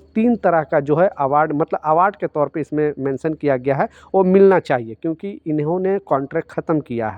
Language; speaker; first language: Hindi; native; Hindi